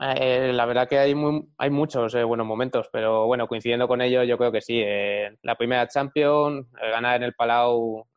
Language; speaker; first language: Spanish; native; Spanish